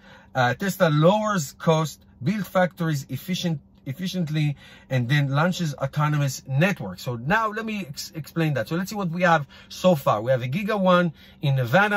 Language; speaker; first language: English; non-native, fluent; Hebrew